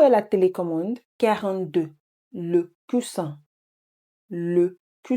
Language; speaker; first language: French; non-native, fluent; English